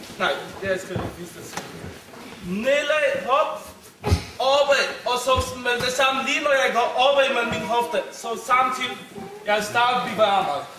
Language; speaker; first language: Danish; non-native, fluent; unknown